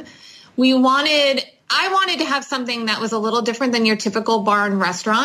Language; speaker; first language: English; native; English